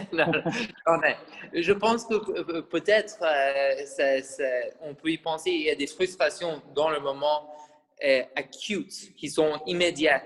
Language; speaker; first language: French; non-native, fluent; English